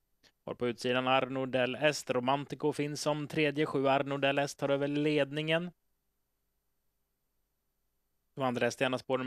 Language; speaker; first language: Swedish; native; Swedish